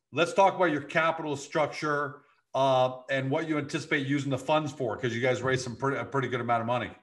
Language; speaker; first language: English; native; English